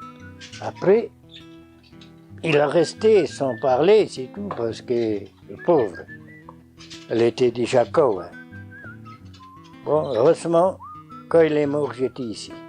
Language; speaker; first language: French; non-native, learner; Portuguese